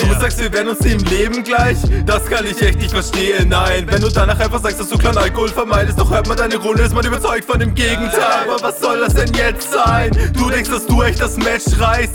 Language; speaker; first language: German; native; German